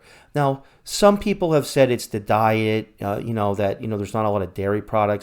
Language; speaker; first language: English; native; English